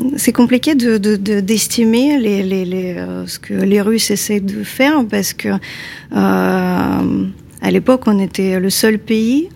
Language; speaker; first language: French; non-native, fluent; Ukrainian